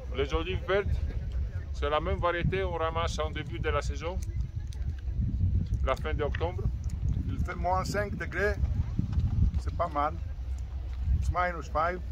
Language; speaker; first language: French; non-native, fluent; Greek